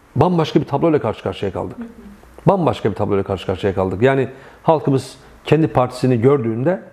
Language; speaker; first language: Turkish; native; Turkish